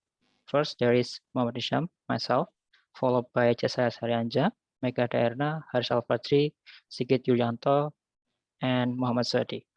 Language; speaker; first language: English; non-native, learner; Indonesian